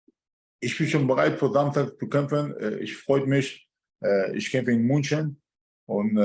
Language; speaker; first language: German; non-native, learner; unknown